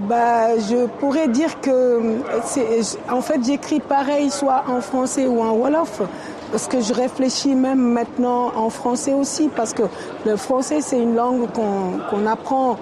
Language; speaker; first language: French; non-native, local second language; Wolof